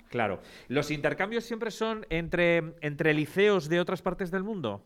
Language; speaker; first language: Spanish; native; Spanish